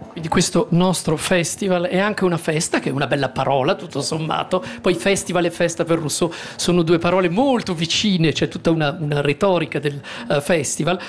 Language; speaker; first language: Italian; native; Italian